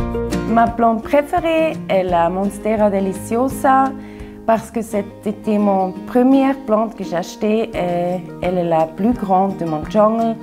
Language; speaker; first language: French; non-native, local second language; German